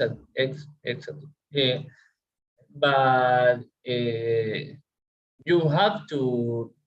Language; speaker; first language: English; non-native, learner; Spanish